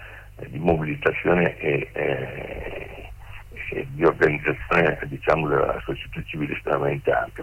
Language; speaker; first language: Italian; native; Italian